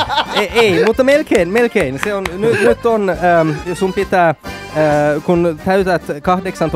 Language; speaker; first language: Finnish; non-native, learner; Swedish